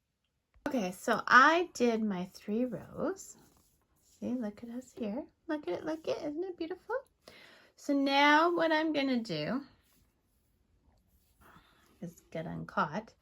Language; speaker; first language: English; native; English